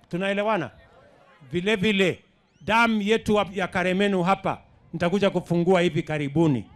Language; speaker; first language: Swahili; non-native, local second language; Kalenjin